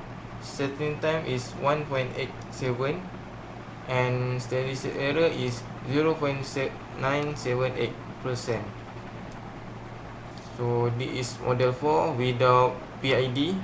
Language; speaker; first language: English; non-native, learner; Malay